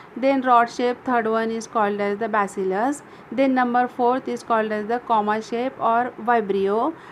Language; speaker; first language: English; non-native, local second language; Marathi